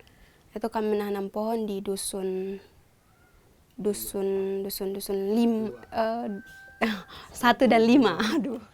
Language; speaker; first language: Indonesian; non-native, local second language; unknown